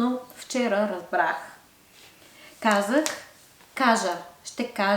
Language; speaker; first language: Bulgarian; non-native, fluent; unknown